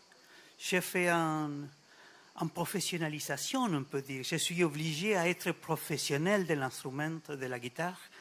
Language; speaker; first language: French; non-native, fluent; Spanish